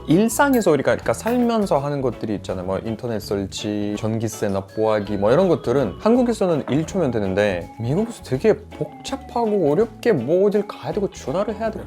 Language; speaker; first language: Korean; non-native, fluent; Russian